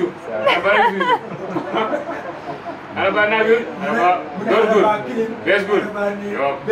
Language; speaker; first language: Turkish; non-native, learner; French